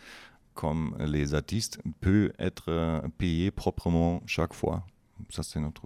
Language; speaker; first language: French; non-native, fluent; German